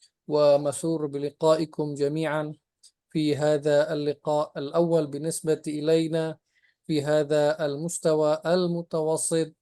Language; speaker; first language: Arabic; non-native, fluent; Indonesian